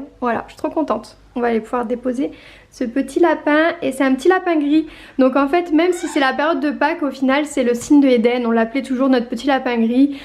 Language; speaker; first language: French; native; French